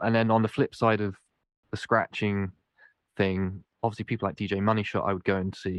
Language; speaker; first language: English; native; English